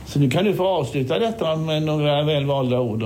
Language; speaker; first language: Swedish; native; Swedish